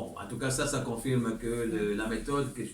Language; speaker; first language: French; native; French